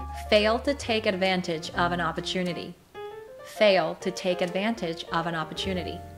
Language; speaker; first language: English; non-native, fluent; Japanese